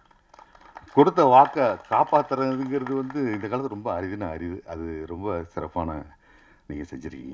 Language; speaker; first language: Tamil; native; Tamil